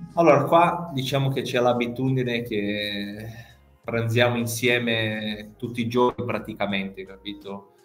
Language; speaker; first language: Italian; non-native, fluent; Portuguese